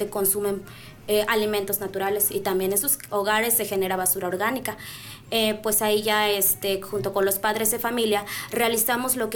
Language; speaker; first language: Spanish; non-native, local second language; Nahuatl languages